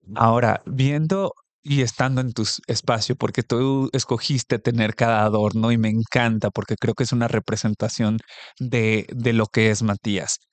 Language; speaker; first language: Spanish; early bilingual, heritage; Spanish